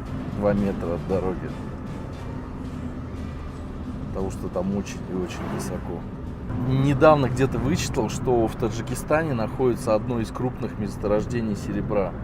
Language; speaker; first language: Russian; native; Russian